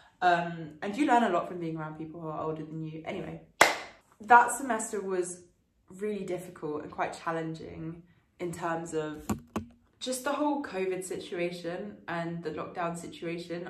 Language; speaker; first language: English; early bilingual, other home language; French